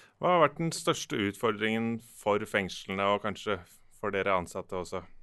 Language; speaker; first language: Norwegian; native; Norwegian